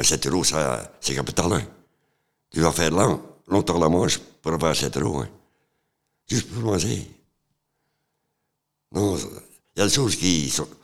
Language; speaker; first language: French; non-native, local second language; Dutch